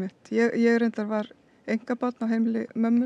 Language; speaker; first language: Icelandic; native; Icelandic